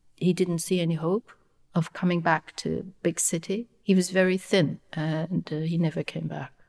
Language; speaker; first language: English; non-native, fluent; Chinese